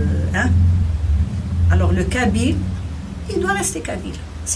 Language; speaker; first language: French; non-native, local second language; Kabyle